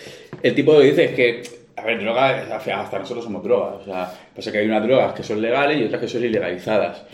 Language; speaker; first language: Spanish; native; Spanish